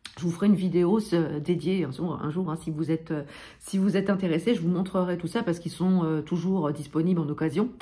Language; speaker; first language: French; native; French